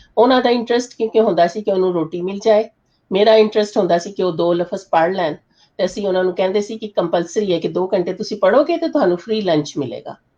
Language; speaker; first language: Punjabi; non-native, local second language; Urdu